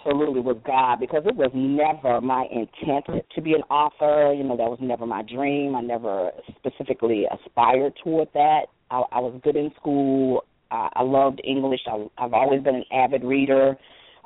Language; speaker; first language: English; native; English